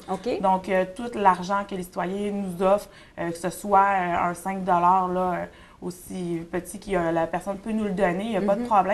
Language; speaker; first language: French; native; French